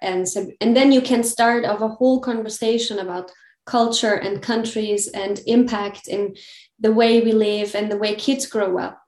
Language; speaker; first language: English; non-native, fluent; German